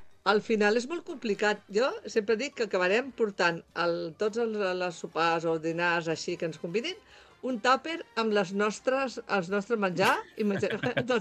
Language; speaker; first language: Catalan; native; Catalan